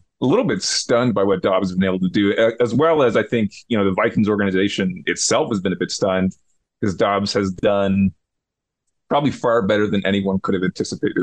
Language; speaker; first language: English; native; English